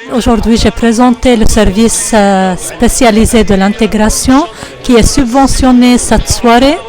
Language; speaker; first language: French; non-native, fluent; Arabic